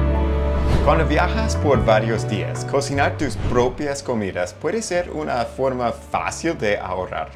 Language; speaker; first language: Spanish; non-native, fluent; English